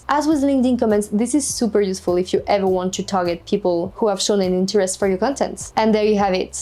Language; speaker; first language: English; non-native, fluent; French